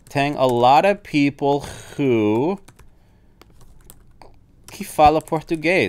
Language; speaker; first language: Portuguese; non-native, fluent; English